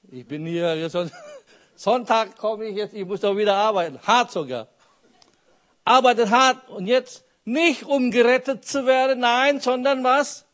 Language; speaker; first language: German; non-native, fluent; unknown